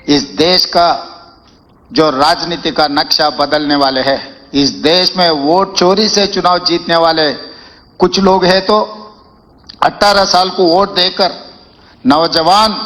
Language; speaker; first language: Hindi; non-native, local second language; Telugu